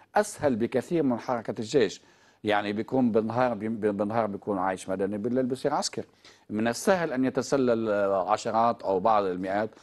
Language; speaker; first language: Arabic; native; Arabic